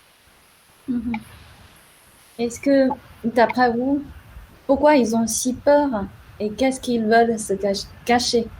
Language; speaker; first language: French; non-native, fluent; Chinese